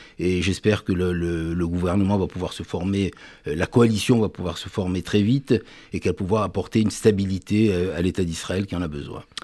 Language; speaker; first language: French; native; French